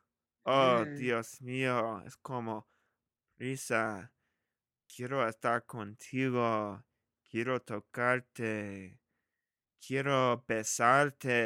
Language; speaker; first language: Spanish; non-native, learner; English